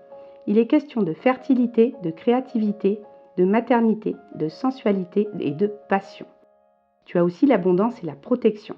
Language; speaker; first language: French; native; French